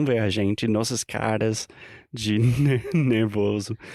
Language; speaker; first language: Portuguese; non-native, fluent; English